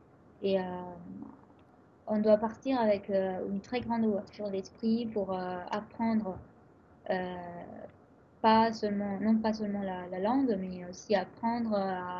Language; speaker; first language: French; non-native, fluent; Italian